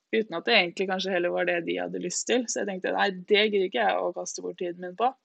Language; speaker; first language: Norwegian; native; Norwegian